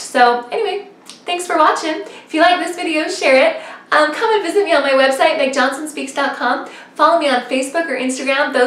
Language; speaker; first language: English; native; English